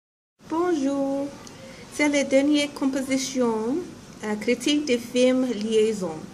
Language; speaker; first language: French; non-native, learner; English